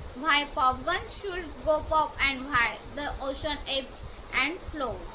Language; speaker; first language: English; non-native, local second language; Marathi